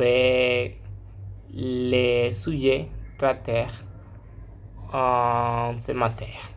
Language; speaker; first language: French; non-native, learner; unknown